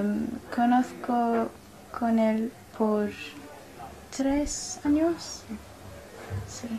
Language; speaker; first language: Spanish; non-native, learner; English